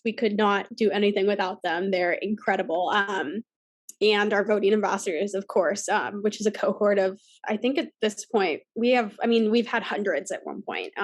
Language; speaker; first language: English; native; English